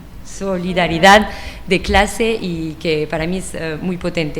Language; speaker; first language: Spanish; non-native, fluent; French